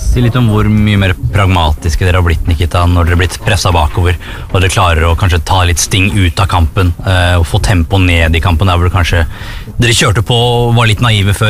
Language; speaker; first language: Norwegian; native; Norwegian